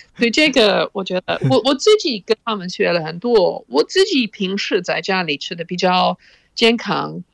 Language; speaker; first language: Chinese; non-native, fluent; English